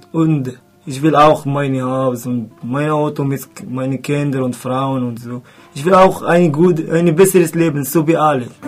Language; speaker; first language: German; non-native, learner; Arabic